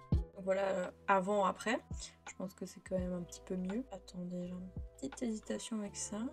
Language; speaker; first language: French; native; French